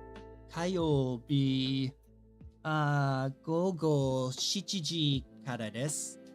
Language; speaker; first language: Japanese; non-native, learner; English